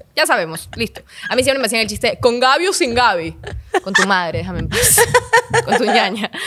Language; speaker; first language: Spanish; native; Spanish